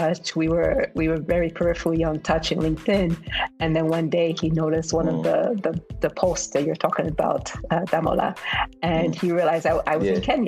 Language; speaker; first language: English; native; English